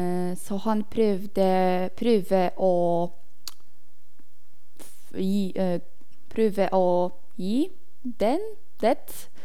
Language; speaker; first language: Norwegian; non-native, learner; German